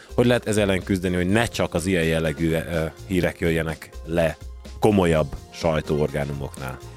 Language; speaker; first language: Hungarian; native; Hungarian